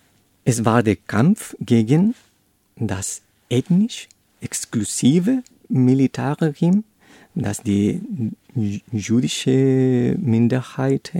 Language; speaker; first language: German; non-native, learner; Spanish